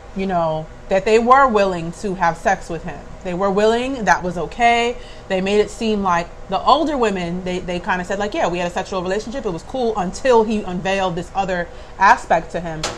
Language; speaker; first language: English; native; English